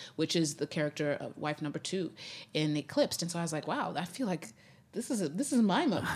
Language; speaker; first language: English; native; English